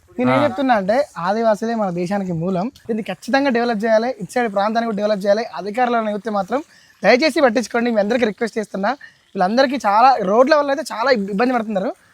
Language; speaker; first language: Telugu; native; Telugu